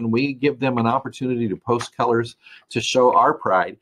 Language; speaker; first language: English; native; English